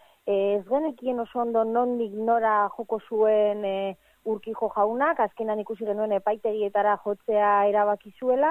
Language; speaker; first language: Basque; native; Basque